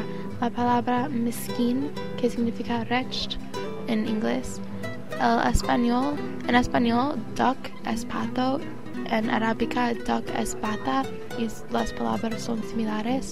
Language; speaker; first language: Spanish; non-native, learner; English